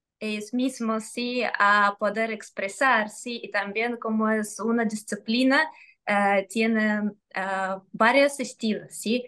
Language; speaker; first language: Spanish; non-native, fluent; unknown